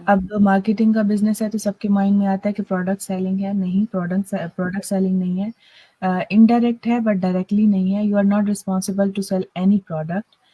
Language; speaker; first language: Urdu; native; Urdu